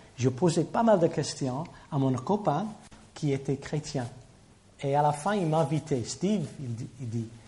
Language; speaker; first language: French; non-native, fluent; English